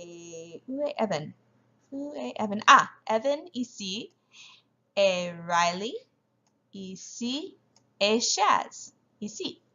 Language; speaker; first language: French; non-native, fluent; English